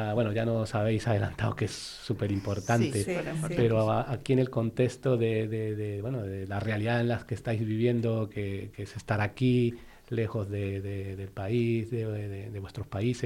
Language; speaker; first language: Spanish; native; Spanish